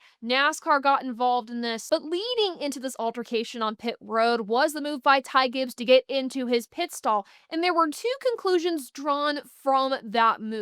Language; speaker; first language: English; native; English